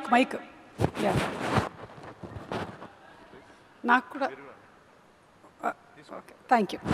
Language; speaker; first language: Telugu; native; Telugu